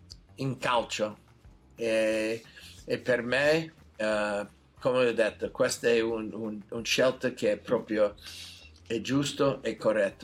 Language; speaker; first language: Italian; non-native, learner; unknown